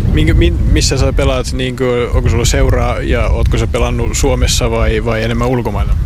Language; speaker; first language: Finnish; native; Finnish